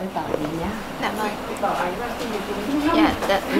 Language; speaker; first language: English; non-native, learner; Vietnamese